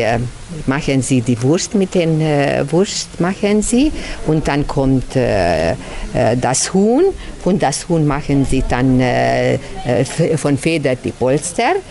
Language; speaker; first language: German; non-native, local second language; Hungarian